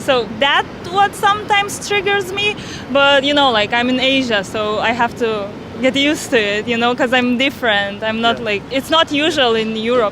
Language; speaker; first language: English; non-native, fluent; Lithuanian